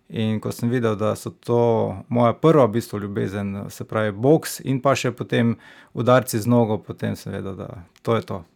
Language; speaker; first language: Slovenian; native; Slovenian